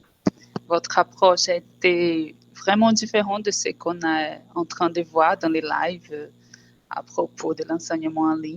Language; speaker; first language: French; non-native, fluent; Portuguese